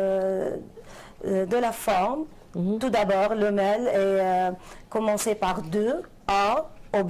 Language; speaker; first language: French; non-native, fluent; Arabic